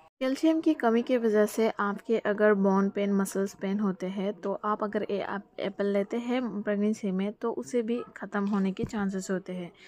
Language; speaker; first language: Hindi; non-native, local second language; Bangla